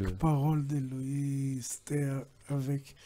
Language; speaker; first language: French; non-native, learner; Hebrew